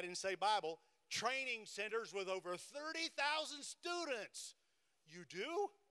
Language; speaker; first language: English; native; English